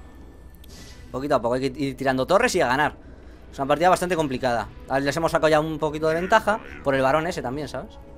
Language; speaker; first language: Spanish; native; Spanish